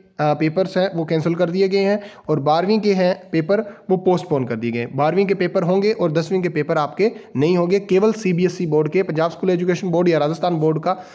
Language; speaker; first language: Hindi; non-native, local second language; Punjabi